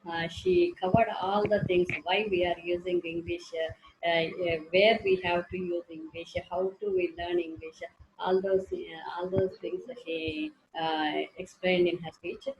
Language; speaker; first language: English; non-native, learner; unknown